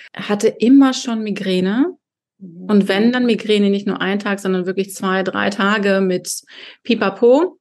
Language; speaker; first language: German; early bilingual, heritage; Russian